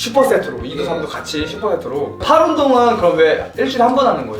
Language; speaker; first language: Korean; native; Korean